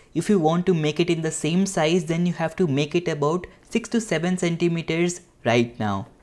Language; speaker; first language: English; non-native, local second language; Hindi